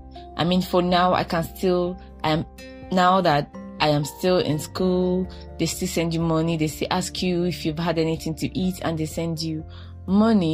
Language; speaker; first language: English; non-native, local second language; Igbo